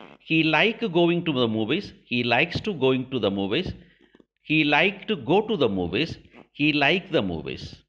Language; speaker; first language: English; non-native, local second language; Tamil